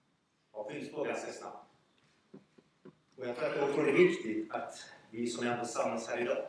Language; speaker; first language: Swedish; early bilingual, other home language; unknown